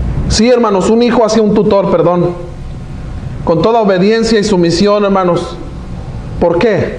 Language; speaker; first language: Spanish; native; Spanish